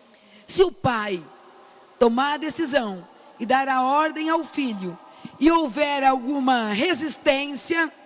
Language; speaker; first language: Portuguese; native; Portuguese